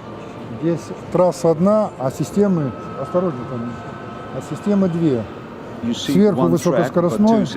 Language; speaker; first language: Russian; native; Russian